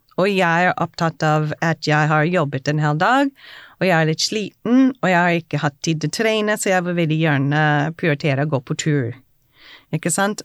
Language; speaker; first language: Norwegian; non-native, fluent; English